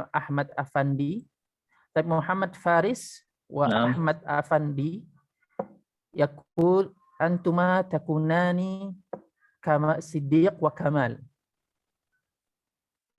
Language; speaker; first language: Arabic; non-native, fluent; Indonesian